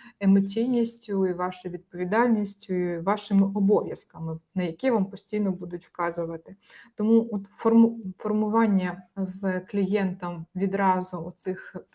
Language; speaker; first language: Ukrainian; native; Ukrainian